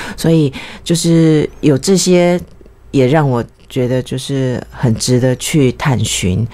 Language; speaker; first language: Chinese; early bilingual, other home language; Japanese